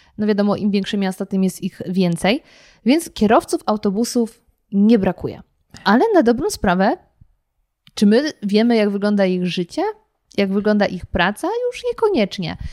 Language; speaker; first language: Polish; native; Polish